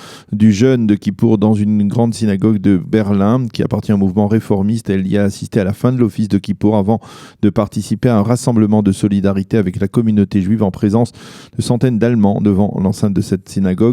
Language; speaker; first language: French; native; French